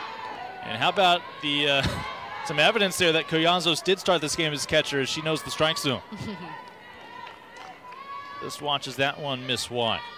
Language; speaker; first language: English; native; English